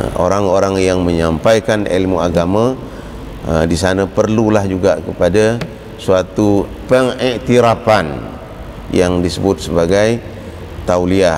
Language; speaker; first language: Malay; native; Malay